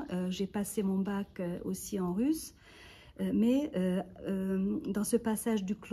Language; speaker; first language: French; non-native, fluent; Hungarian